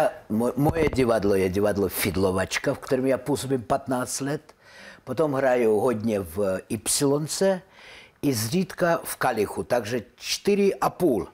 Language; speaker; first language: Czech; non-native, learner; Russian